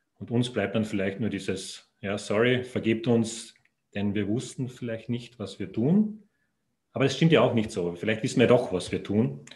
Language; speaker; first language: German; native; German